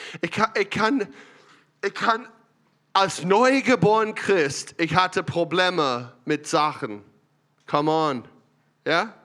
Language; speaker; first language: German; non-native, learner; English